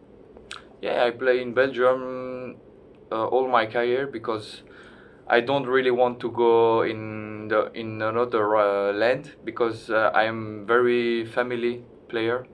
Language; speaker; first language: English; non-native, learner; French